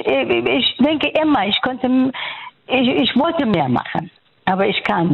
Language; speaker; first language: German; non-native, fluent; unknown